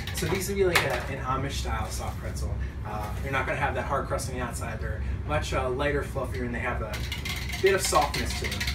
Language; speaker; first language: English; native; English